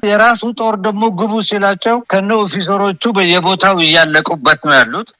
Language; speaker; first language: Amharic; non-native, local second language; Oromo